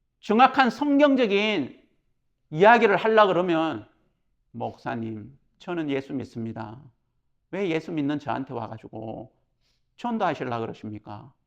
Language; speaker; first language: Korean; native; Korean